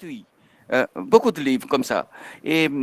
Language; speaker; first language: French; non-native, fluent; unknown